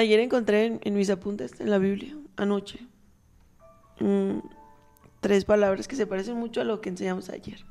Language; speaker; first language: Spanish; native; Spanish